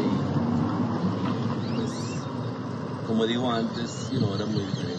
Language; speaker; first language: Spanish; early bilingual, heritage; Spanish